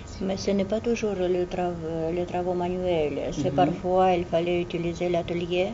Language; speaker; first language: French; non-native, fluent; Russian